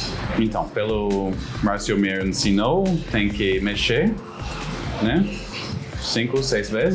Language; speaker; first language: Portuguese; non-native, fluent; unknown